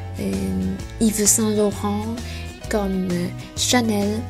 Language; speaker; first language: French; non-native, fluent; Vietnamese